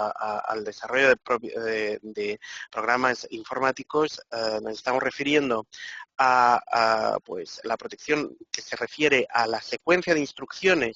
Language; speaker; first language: Spanish; native; Spanish